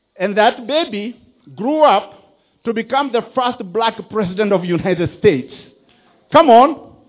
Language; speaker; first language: English; non-native, local second language; Kikuyu